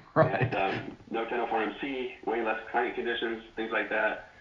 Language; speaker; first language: English; native; English